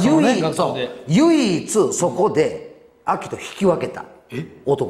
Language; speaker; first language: Japanese; native; Japanese